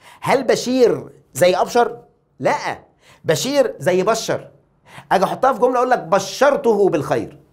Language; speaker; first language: Arabic; native; Arabic